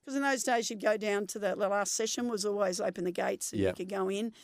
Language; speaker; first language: English; native; English